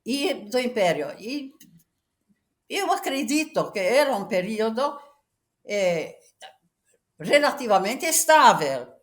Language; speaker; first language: Portuguese; non-native, fluent; Venetian